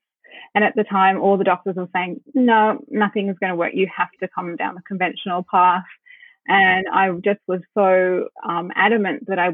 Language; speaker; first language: English; native; English